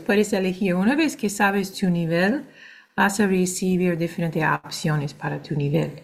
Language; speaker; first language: Spanish; non-native, fluent; English